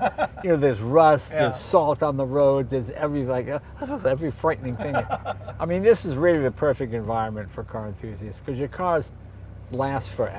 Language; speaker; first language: English; native; English